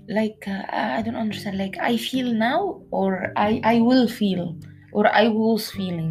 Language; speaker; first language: English; non-native, learner; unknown